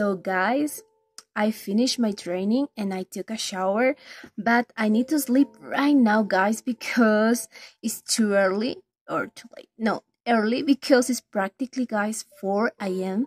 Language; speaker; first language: English; non-native, learner; Spanish